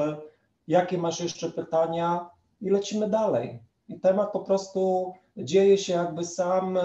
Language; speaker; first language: Polish; native; Polish